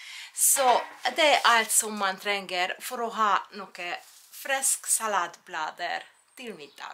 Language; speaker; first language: Norwegian; non-native, fluent; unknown